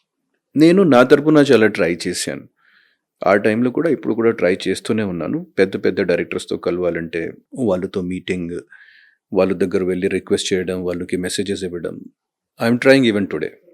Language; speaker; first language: Telugu; non-native, fluent; Hindi